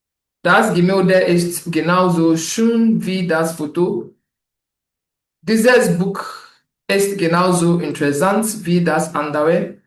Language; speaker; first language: German; non-native, learner; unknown